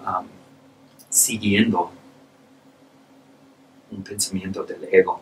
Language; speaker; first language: Spanish; non-native, fluent; English